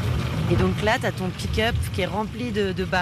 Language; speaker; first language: French; native; French